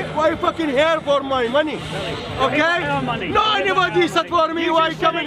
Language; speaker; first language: English; non-native, learner; Arabic